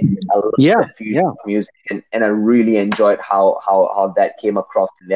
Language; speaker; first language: English; non-native, local second language; Tamil